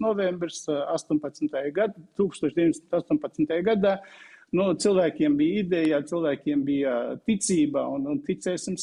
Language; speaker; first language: Latvian; non-native, fluent; Uzbek